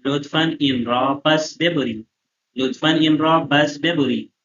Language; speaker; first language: Persian; non-native, fluent; Urdu